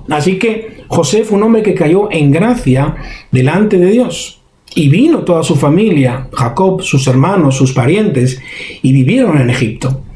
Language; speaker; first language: Spanish; native; Spanish